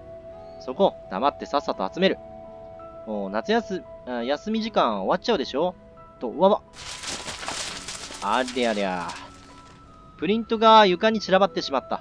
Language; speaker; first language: Japanese; native; Japanese